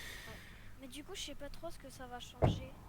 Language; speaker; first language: French; native; French